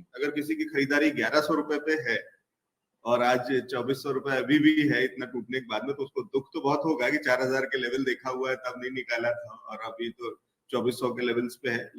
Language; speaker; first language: Hindi; native; Hindi